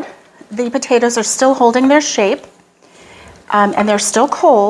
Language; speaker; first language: English; native; English